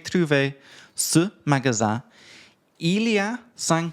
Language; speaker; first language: French; non-native, learner; English